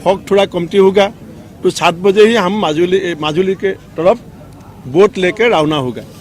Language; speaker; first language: Hindi; non-native, local second language; Assamese